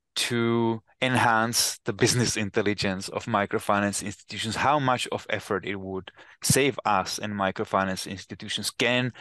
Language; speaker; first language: English; non-native, fluent; Czech